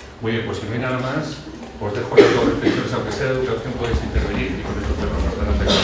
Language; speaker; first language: Spanish; native; Spanish